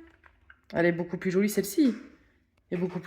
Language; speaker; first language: French; native; French